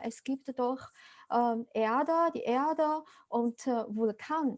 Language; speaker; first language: German; non-native, fluent; Chinese